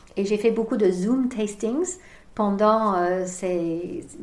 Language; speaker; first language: French; non-native, fluent; English